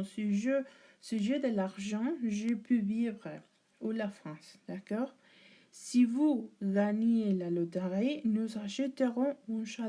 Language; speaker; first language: French; non-native, learner; Spanish